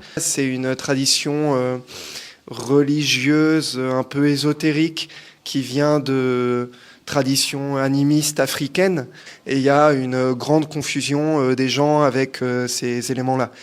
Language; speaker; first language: French; native; French